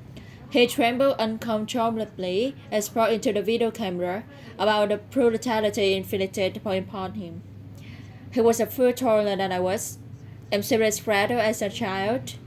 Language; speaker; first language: English; non-native, learner; Vietnamese